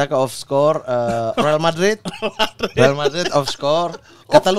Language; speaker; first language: English; non-native, learner; Indonesian